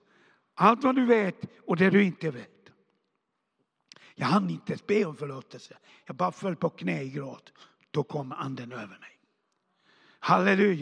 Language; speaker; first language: Swedish; non-native, fluent; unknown